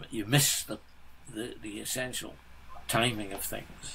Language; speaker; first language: English; native; English